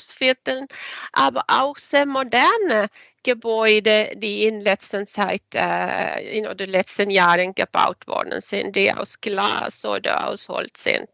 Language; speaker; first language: German; non-native, fluent; Swedish